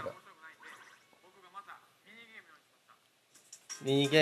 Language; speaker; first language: Japanese; non-native, learner; Korean